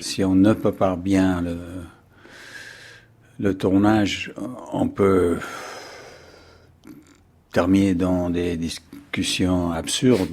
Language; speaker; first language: French; non-native, fluent; English